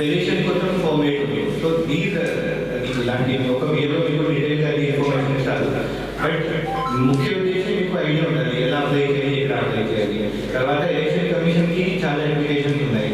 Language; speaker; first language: Telugu; non-native, learner; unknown